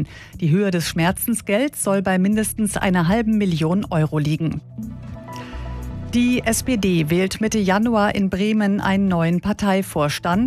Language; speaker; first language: German; native; German